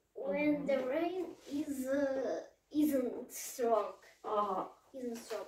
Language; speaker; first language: English; non-native, learner; Russian